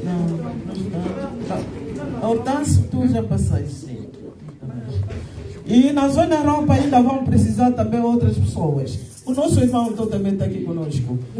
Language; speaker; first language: Portuguese; non-native, local second language; Lingala